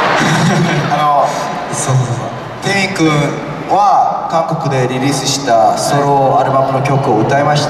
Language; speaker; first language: Japanese; non-native, fluent; Korean